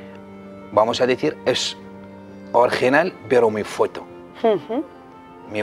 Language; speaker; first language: Spanish; non-native, learner; Arabic